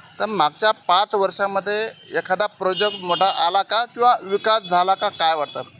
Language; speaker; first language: Marathi; native; Marathi